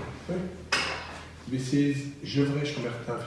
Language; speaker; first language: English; non-native, learner; French